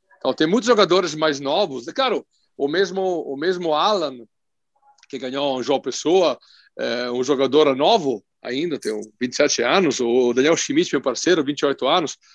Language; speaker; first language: Portuguese; non-native, fluent; Italian